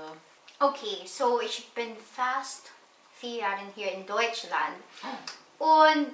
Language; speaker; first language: German; non-native, learner; Filipino